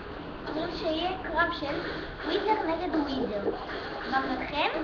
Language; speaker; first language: Hebrew; early bilingual, other home language; Russian